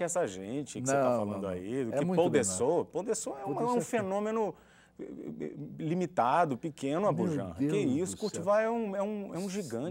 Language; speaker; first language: Portuguese; native; Portuguese